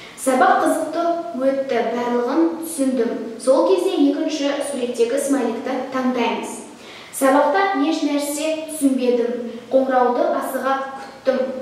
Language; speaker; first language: Kazakh; non-native, local second language; Russian